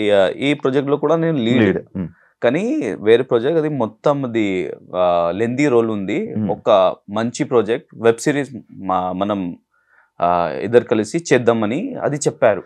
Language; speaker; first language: Telugu; non-native, local second language; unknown